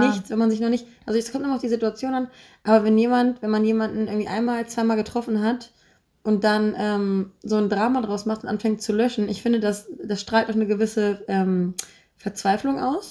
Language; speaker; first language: German; native; German